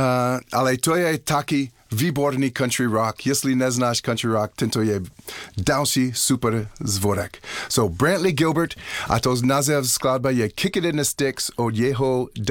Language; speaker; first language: Czech; non-native, learner; English